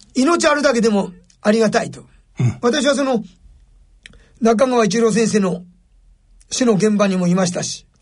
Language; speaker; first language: Japanese; native; Japanese